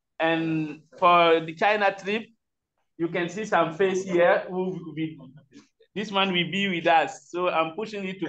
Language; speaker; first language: English; non-native, learner; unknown